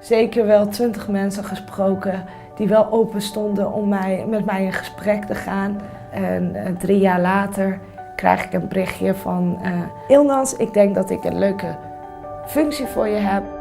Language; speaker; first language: Dutch; non-native, fluent; Persian